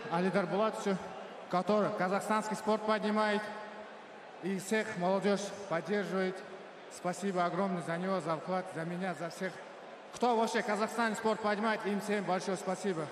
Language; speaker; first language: Russian; non-native, local second language; Kazakh